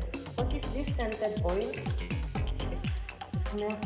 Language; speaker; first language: English; non-native, local second language; Filipino